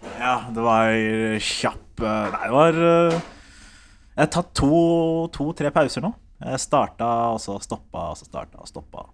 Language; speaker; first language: Norwegian; early bilingual, other home language; Somali